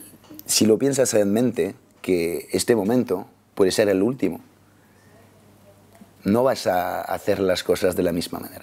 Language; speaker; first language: Spanish; non-native, fluent; French